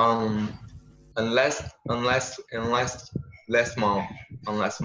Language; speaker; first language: English; non-native, learner; Portuguese